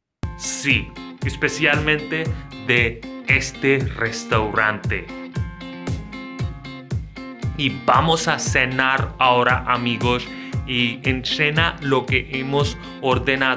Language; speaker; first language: Spanish; non-native, fluent; Hindi